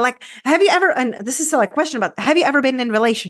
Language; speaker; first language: English; non-native, fluent; Czech